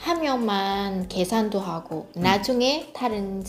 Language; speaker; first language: Korean; non-native, fluent; Vietnamese